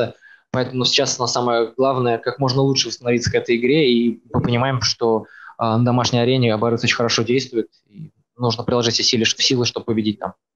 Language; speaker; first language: Russian; native; Russian